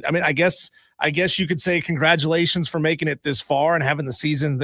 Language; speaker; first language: English; native; English